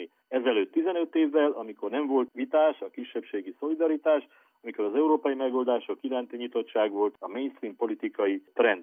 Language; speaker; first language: Hungarian; native; Hungarian